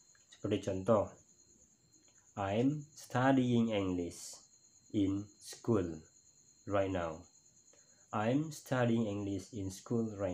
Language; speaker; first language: English; non-native, learner; Indonesian